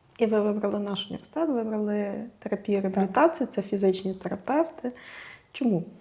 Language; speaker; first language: Ukrainian; native; Ukrainian